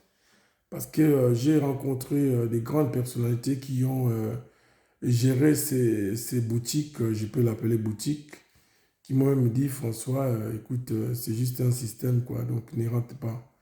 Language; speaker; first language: French; non-native, local second language; Lingala